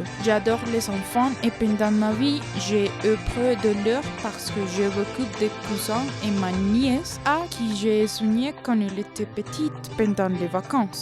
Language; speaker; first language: French; non-native, learner; Spanish